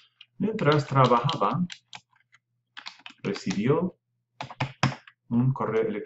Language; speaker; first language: Spanish; non-native, fluent; English